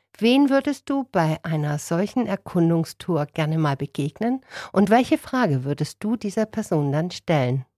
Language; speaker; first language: German; native; German